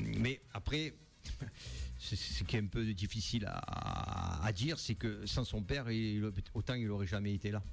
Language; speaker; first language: French; native; French